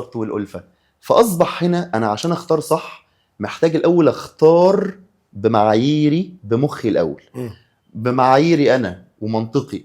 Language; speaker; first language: Arabic; native; Arabic